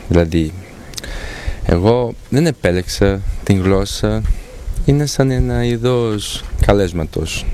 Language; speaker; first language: Greek; non-native, fluent; Portuguese